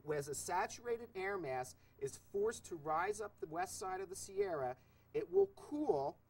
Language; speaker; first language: English; native; English